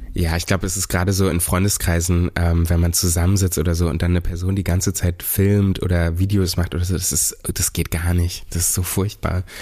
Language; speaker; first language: German; native; German